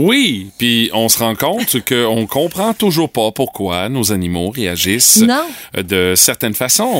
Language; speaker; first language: French; native; French